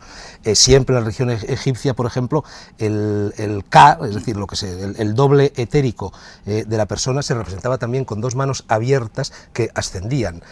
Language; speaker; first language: Spanish; native; Spanish